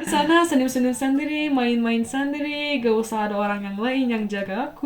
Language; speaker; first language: Indonesian; non-native, fluent; Turkish